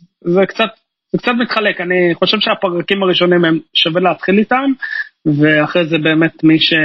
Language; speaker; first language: Hebrew; native; Hebrew